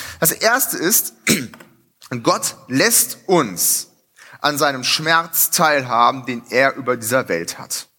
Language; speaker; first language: German; native; German